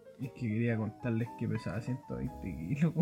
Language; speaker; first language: Spanish; native; Spanish